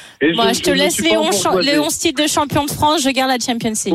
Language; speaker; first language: French; native; French